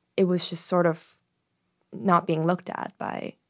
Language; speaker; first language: English; native; English